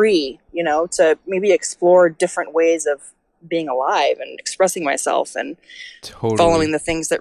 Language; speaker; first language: English; native; English